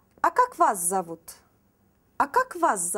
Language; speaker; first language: Russian; non-native, fluent; Turkish